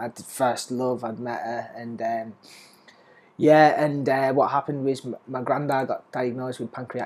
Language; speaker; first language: English; native; English